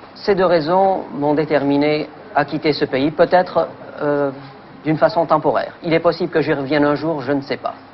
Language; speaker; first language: French; native; French